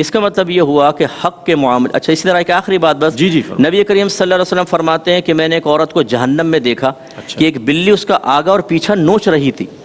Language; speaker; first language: Urdu; native; Urdu